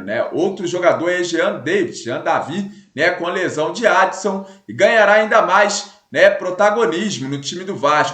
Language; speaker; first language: Portuguese; native; Portuguese